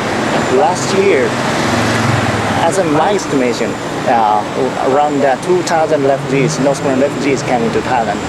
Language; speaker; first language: English; non-native, fluent; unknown